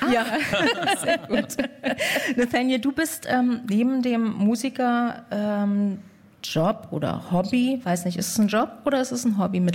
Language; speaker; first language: German; native; German